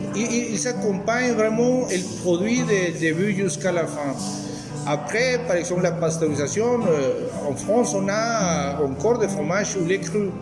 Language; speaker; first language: French; non-native, fluent; Spanish